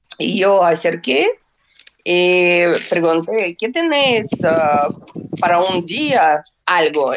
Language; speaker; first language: Spanish; non-native, learner; Russian